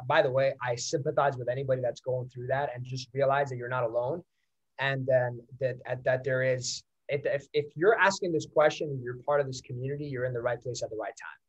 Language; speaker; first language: English; non-native, fluent; Persian